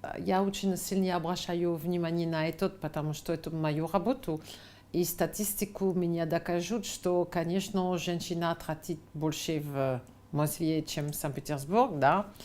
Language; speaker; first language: Russian; non-native, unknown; French